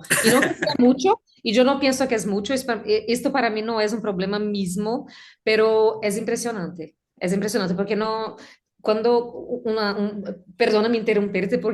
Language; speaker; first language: Spanish; non-native, learner; Portuguese